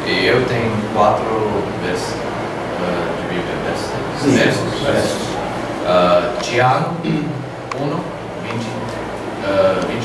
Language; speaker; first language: Portuguese; non-native, learner; Spanish